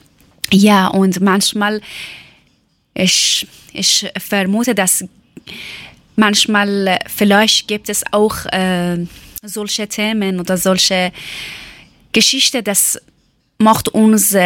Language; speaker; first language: German; non-native, learner; Persian